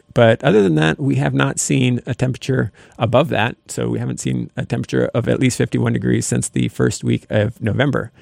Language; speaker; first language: English; native; English